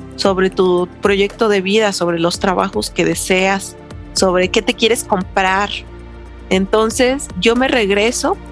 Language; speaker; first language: Spanish; native; Spanish